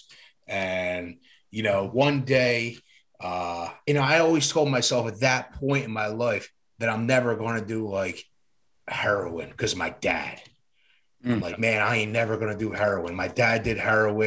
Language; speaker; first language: English; native; English